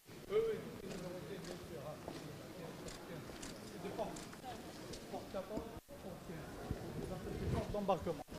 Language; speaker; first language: French; non-native, local second language; Arabic